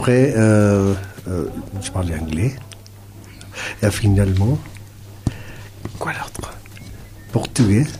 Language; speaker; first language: French; non-native, fluent; Spanish